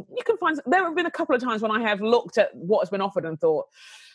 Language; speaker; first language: English; native; English